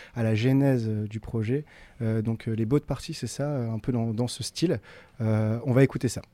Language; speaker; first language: French; native; French